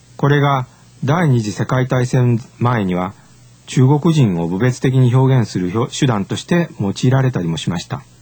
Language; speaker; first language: Japanese; native; Japanese